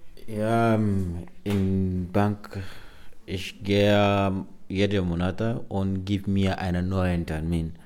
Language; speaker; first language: German; non-native, learner; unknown